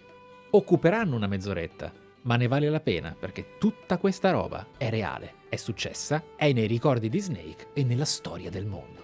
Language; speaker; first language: Italian; native; Italian